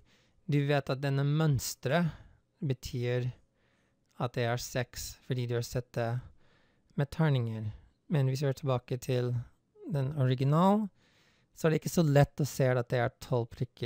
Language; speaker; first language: Norwegian; non-native, fluent; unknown